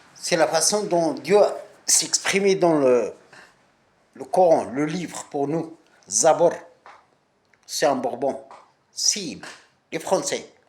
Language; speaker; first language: French; non-native, local second language; Arabic